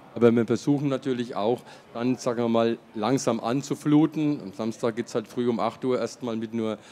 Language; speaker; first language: German; native; German